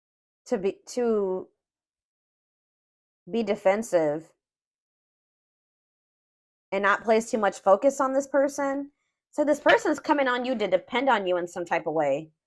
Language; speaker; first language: English; native; English